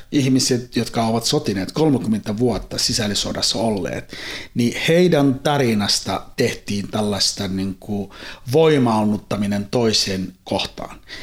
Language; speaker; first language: Finnish; non-native, fluent; Somali